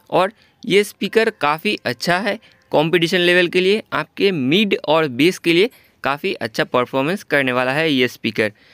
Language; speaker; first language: Hindi; non-native, local second language; Bangla